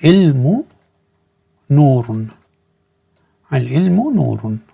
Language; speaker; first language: Arabic; non-native, fluent; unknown